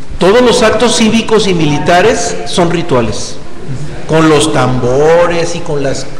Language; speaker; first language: Spanish; native; Spanish